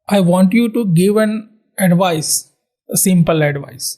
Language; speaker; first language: English; non-native, local second language; Gujarati